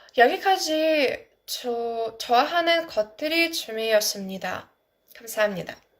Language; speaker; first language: Korean; non-native, learner; Ukrainian